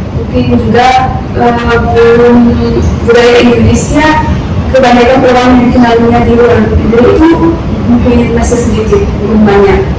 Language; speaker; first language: Indonesian; non-native, fluent; Arabic